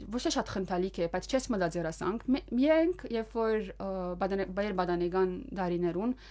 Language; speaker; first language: Armenian; early bilingual, heritage; Armenian